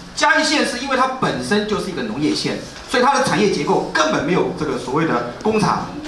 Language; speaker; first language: Chinese; native; Chinese